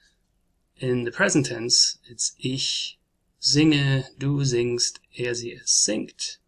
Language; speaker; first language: German; non-native, learner; English